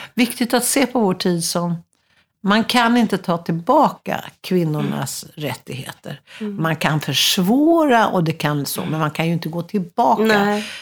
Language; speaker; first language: Swedish; native; Swedish